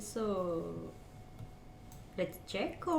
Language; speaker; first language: English; non-native, learner; Japanese